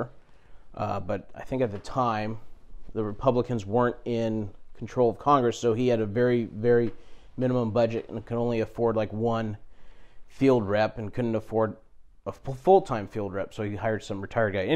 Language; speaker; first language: English; native; English